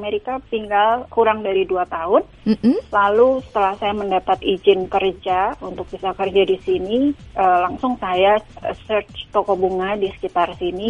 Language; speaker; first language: Indonesian; native; Indonesian